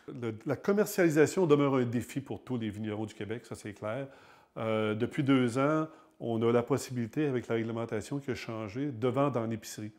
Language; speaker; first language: French; native; French